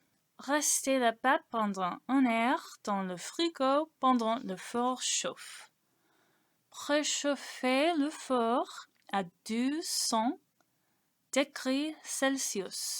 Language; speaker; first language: French; non-native, learner; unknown